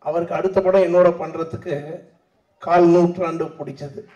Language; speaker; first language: Tamil; native; Tamil